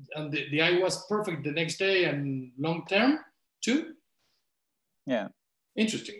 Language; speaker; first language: English; non-native, fluent; Spanish